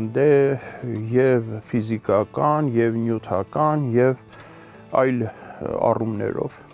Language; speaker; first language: Armenian; early bilingual, heritage; Armenian